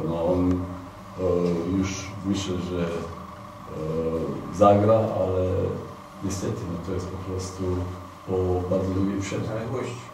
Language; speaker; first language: Polish; non-native, fluent; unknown